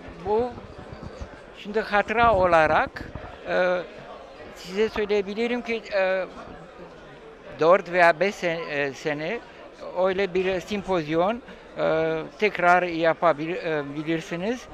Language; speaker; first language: Turkish; non-native, fluent; Romanian